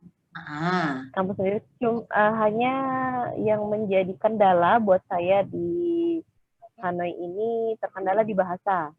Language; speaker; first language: Indonesian; native; Indonesian